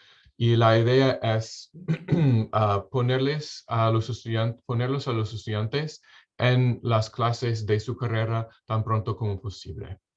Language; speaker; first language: Spanish; non-native, fluent; English